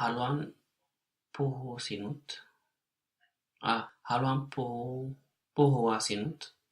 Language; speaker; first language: Finnish; non-native, learner; English